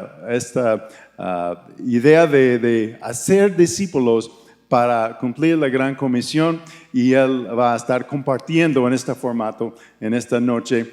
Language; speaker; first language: Spanish; non-native, fluent; English